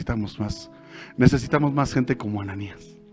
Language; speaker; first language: Spanish; native; Spanish